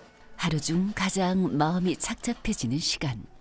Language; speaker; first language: Korean; native; Korean